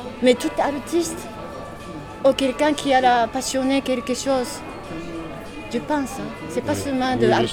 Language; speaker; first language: French; non-native, learner; Japanese